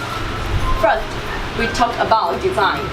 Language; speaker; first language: English; non-native, learner; Chinese